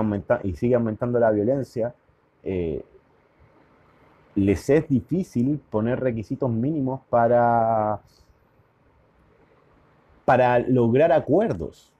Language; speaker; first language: Spanish; native; Spanish